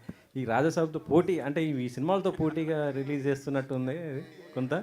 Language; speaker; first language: Telugu; native; Telugu